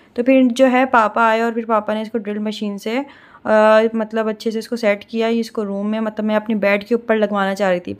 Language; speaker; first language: Urdu; native; Urdu